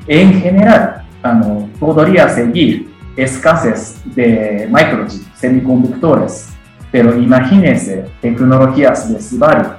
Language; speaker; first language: Spanish; non-native, fluent; Japanese